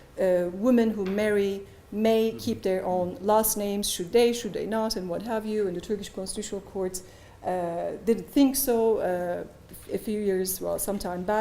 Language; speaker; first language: English; non-native, fluent; Turkish